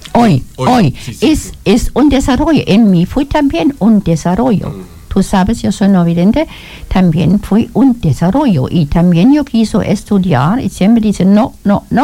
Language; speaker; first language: Spanish; non-native, learner; German